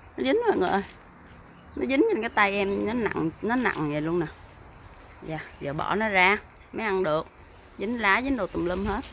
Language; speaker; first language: Vietnamese; early bilingual, heritage; Vietnamese